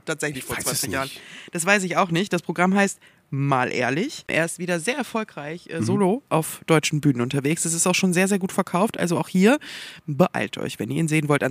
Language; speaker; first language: German; native; German